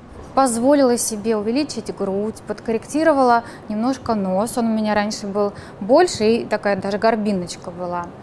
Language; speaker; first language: Russian; native; Russian